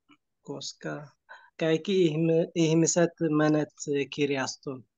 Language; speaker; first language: Finnish; non-native, learner; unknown